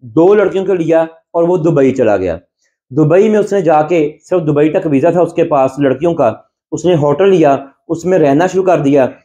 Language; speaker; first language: Urdu; non-native, local second language; Punjabi